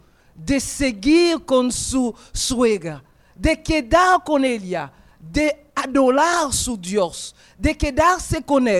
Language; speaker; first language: Spanish; non-native, fluent; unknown